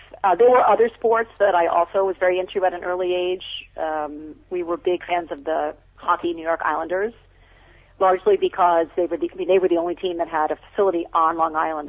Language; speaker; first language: English; native; English